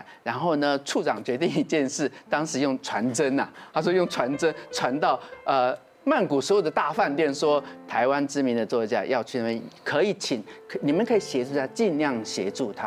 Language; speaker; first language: Chinese; native; Chinese